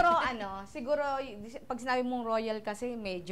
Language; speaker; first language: Filipino; native; Filipino